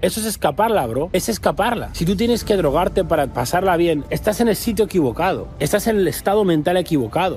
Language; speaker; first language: Spanish; native; Spanish